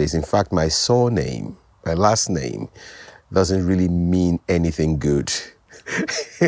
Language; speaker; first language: English; non-native, local second language; Yoruba